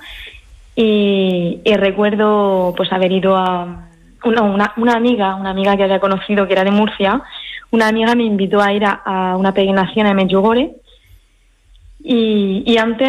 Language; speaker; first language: Spanish; early bilingual, heritage; French